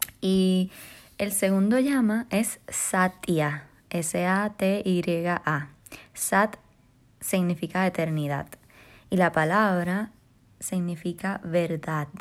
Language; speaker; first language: Spanish; native; Spanish